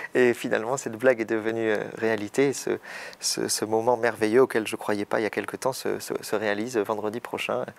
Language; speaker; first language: French; native; French